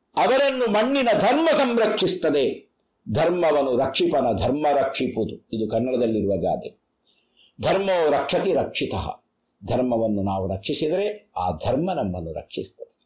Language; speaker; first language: Kannada; non-native, local second language; Tulu